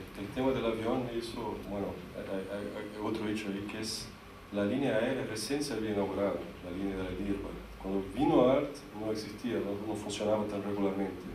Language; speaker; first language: Spanish; non-native, fluent; Portuguese